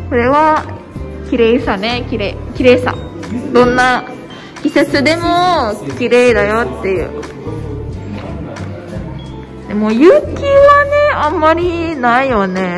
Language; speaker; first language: Japanese; non-native, learner; Indonesian